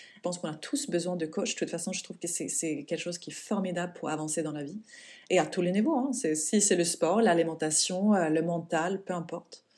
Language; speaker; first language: French; non-native, fluent; Swedish